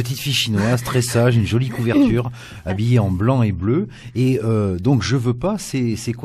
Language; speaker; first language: French; native; French